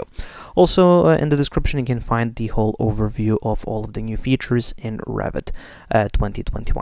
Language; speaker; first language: English; non-native, fluent; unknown